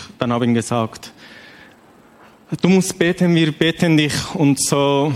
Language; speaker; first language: German; non-native, learner; Persian